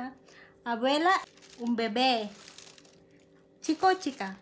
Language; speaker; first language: Spanish; non-native, learner; Filipino